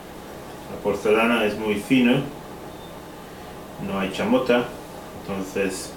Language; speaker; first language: Spanish; non-native, fluent; English